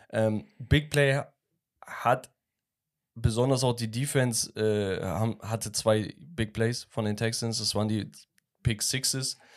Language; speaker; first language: German; early bilingual, other home language; Turkish